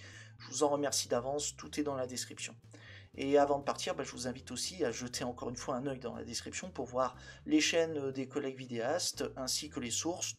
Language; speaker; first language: French; native; French